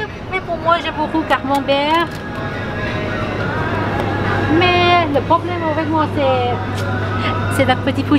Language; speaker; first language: French; non-native, learner; Thai